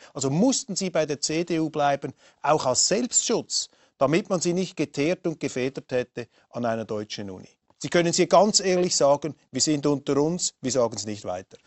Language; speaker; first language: German; native; German